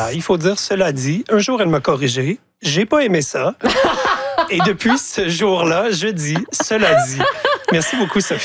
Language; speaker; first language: French; native; French